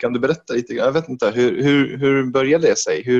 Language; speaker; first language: Swedish; non-native, fluent; Arabic